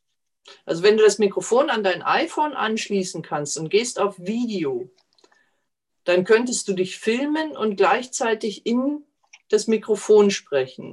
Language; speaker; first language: German; native; German